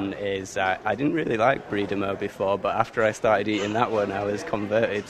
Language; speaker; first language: English; native; English